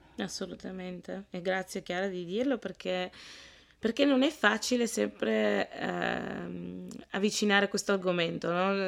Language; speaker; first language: Italian; early bilingual, other home language; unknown